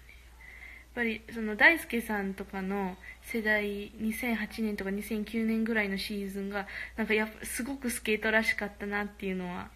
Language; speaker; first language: Japanese; early bilingual, other home language; Korean